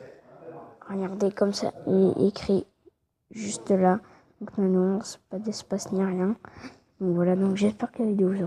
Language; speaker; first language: French; native; French